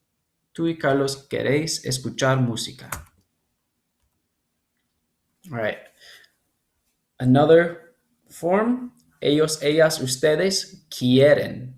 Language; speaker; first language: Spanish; non-native, fluent; English